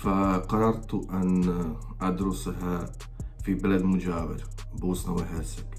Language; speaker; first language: Arabic; non-native, fluent; Croatian